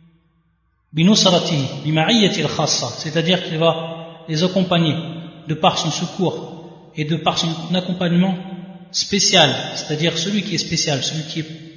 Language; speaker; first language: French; native; French